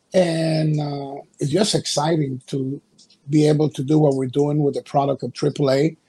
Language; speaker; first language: English; early bilingual, other home language; Spanish